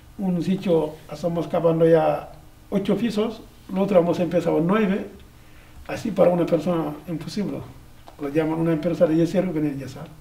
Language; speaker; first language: Spanish; non-native, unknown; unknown